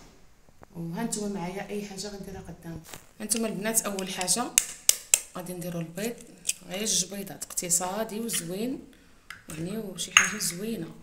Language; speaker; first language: Arabic; native; Arabic